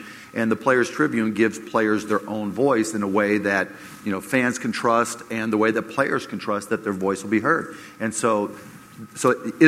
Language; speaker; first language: English; native; English